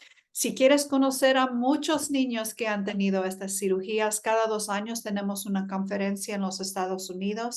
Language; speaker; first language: Spanish; early bilingual, heritage; Spanish